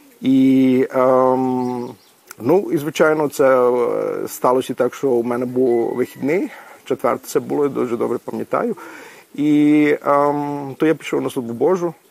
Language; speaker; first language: Ukrainian; early bilingual, heritage; Ukrainian